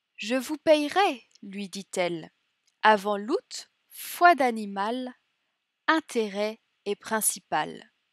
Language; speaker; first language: French; native; French